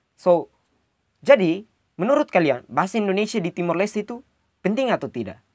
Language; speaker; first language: Indonesian; non-native, local second language; Tetum